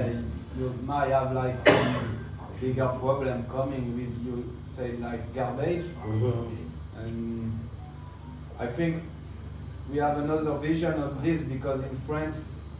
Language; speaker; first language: English; non-native, fluent; French